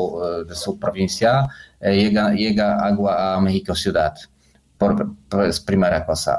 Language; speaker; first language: Spanish; non-native, learner; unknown